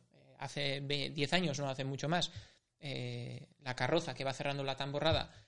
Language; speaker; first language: Spanish; native; Spanish